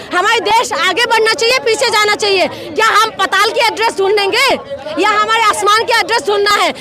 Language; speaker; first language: Hindi; non-native, local second language; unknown